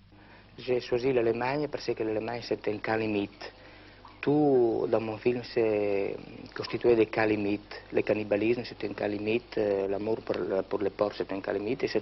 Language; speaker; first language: French; non-native, local second language; Italian